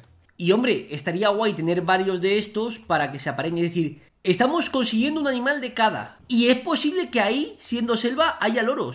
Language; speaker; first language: Spanish; native; Spanish